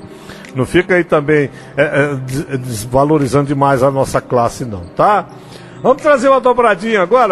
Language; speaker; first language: Portuguese; native; Portuguese